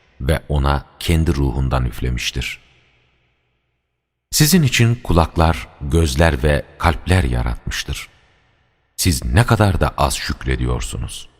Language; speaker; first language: Turkish; native; Turkish